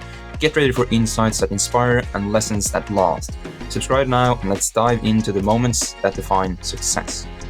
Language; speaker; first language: English; non-native, fluent; Norwegian